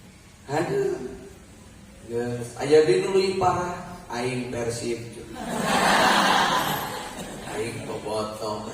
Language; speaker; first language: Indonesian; non-native, local second language; Sundanese